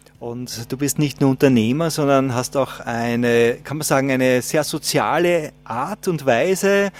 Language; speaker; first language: German; native; German